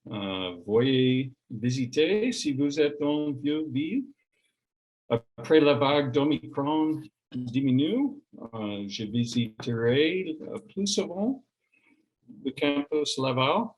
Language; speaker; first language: French; non-native, learner; English